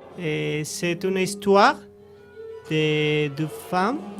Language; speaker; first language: French; non-native, learner; Spanish